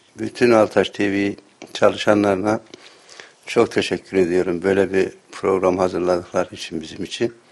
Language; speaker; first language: Turkish; native; Turkish